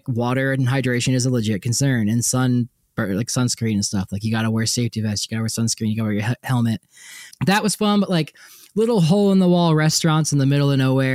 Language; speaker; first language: English; native; English